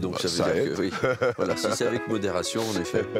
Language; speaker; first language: French; native; French